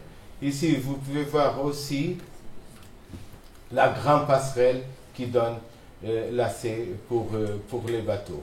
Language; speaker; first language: French; non-native, fluent; Portuguese